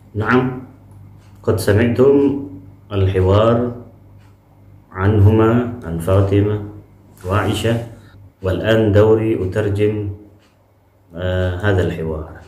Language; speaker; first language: Arabic; non-native, fluent; Indonesian